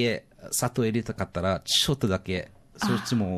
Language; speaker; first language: Japanese; non-native, learner; English